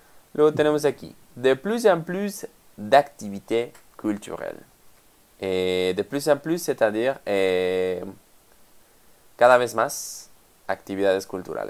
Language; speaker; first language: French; non-native, fluent; Spanish